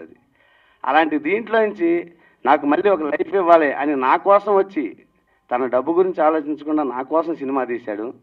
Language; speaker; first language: Telugu; native; Telugu